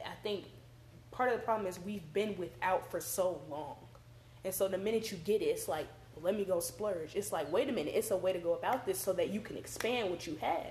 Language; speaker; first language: English; native; English